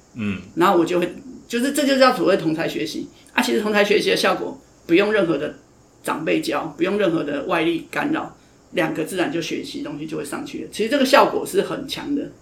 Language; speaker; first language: Chinese; native; Chinese